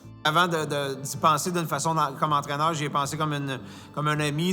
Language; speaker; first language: French; native; French